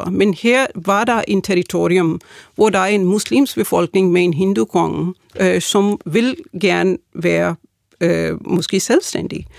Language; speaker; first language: Danish; non-native, fluent; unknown